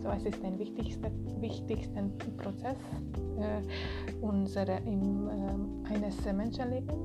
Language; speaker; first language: German; non-native, learner; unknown